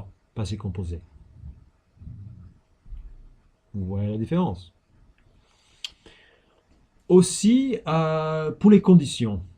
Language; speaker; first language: French; non-native, fluent; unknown